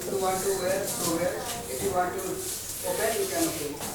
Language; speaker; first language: English; non-native, local second language; Hindi